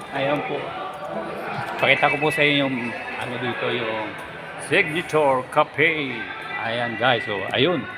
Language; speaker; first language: Filipino; native; Filipino